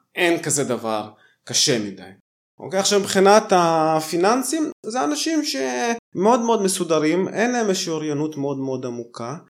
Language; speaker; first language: Hebrew; early bilingual, other home language; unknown